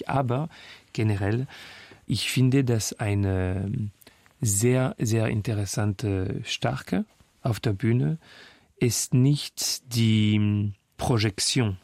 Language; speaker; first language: German; non-native, fluent; French